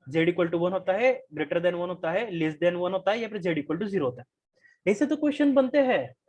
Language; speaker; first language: Hindi; non-native, local second language; Marathi